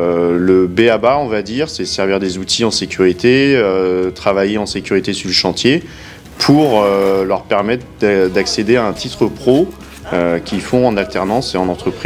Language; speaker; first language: French; native; French